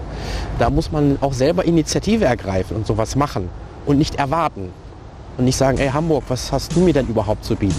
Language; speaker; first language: German; early bilingual, other home language; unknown